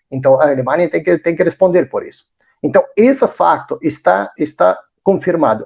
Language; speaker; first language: Portuguese; non-native, fluent; Russian